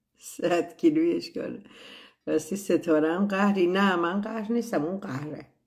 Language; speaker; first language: Persian; native; Persian